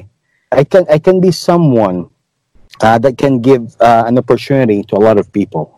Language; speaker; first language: English; non-native, local second language; Hiligaynon